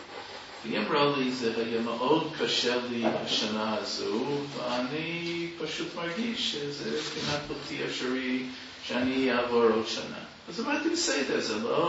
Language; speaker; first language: Hebrew; non-native, fluent; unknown